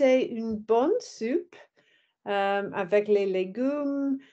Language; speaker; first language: French; non-native, learner; English